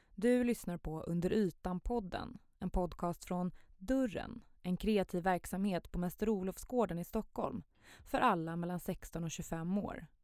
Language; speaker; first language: Swedish; native; Swedish